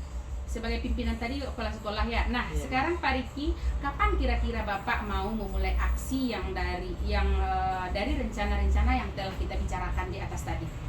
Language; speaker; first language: Indonesian; native; Indonesian